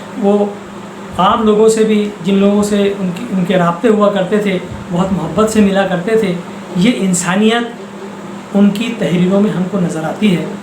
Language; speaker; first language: Urdu; native; Urdu